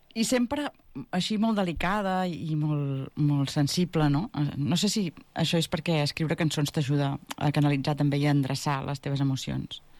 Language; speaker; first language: Catalan; native; Catalan